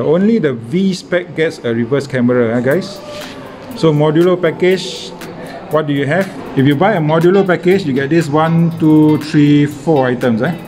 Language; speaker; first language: English; non-native, local second language; Malay